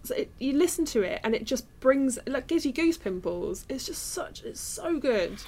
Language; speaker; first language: English; native; English